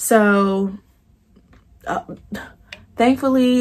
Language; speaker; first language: English; native; English